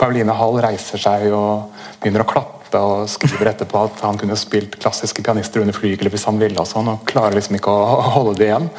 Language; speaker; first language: Norwegian; native; Norwegian